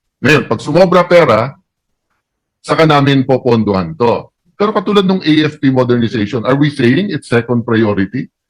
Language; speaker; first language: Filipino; native; Filipino